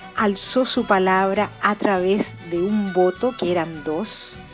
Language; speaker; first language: Spanish; native; Spanish